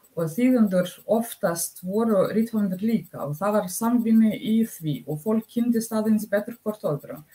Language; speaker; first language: Icelandic; non-native, fluent; Russian